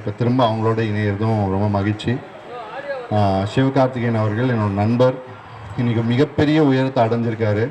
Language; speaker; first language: Tamil; native; Tamil